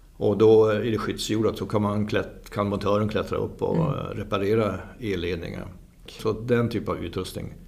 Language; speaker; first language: Swedish; non-native, fluent; German